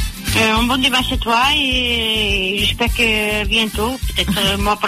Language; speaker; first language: French; non-native, local second language; Portuguese